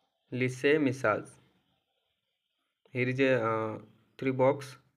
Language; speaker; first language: English; non-native, local second language; Hindi